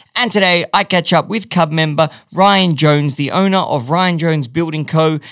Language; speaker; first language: English; native; English